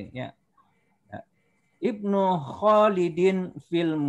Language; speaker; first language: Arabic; non-native, fluent; Indonesian